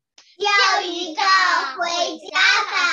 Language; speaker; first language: Chinese; early bilingual, heritage; Chinese